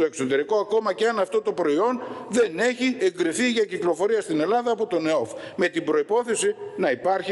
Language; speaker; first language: Greek; native; Greek